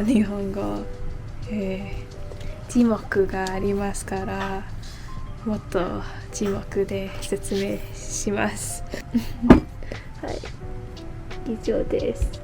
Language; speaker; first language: Japanese; non-native, learner; English